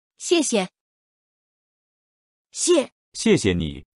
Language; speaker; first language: Chinese; non-native, learner; English